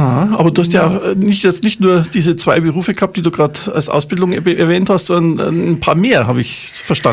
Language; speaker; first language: German; native; German